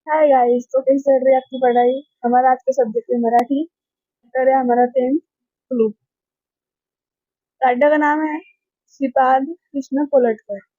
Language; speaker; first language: Hindi; non-native, local second language; Marathi